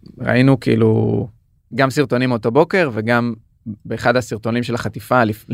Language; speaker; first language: Hebrew; native; Hebrew